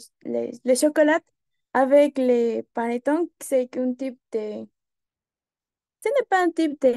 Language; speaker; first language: French; non-native, learner; Spanish